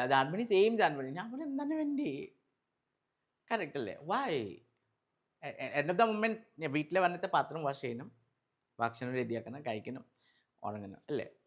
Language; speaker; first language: Malayalam; non-native, local second language; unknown